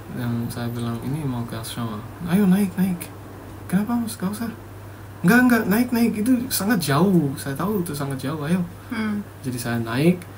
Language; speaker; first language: Indonesian; non-native, fluent; Bangla